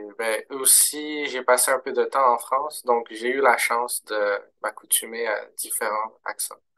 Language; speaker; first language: French; early bilingual, other home language; Arabic